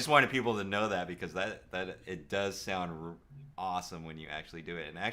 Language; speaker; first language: English; native; English